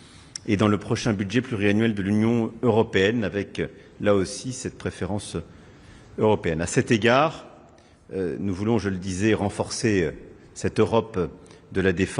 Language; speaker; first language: French; native; French